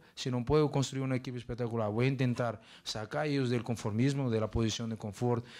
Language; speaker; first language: Spanish; non-native, fluent; Portuguese